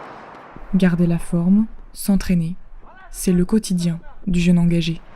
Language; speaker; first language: French; native; French